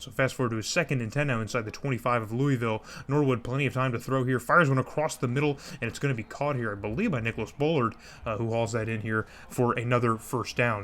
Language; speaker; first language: English; native; English